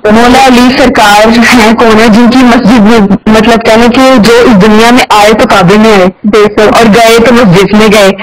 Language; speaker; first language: Urdu; native; Urdu